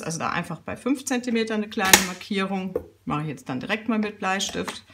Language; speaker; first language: German; native; German